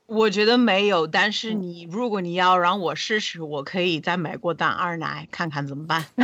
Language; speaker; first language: Chinese; non-native, fluent; English